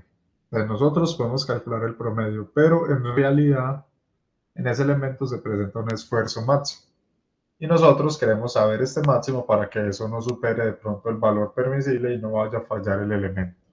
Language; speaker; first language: Spanish; native; Spanish